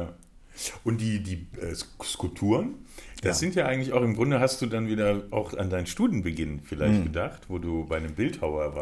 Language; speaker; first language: German; native; German